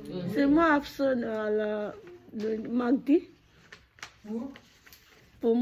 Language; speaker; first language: French; non-native, learner; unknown